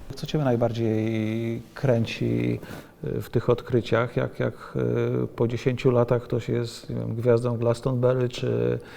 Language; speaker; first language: Polish; native; Polish